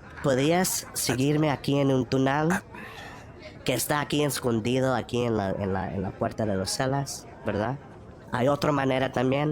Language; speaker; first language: Spanish; early bilingual, heritage; Spanish